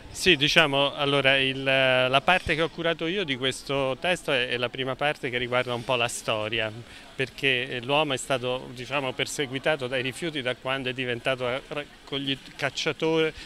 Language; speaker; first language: Italian; native; Italian